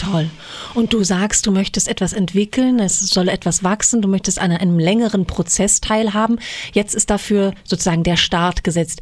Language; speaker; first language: German; native; German